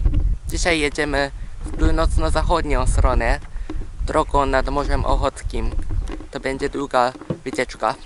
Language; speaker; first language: Polish; early bilingual, heritage; Polish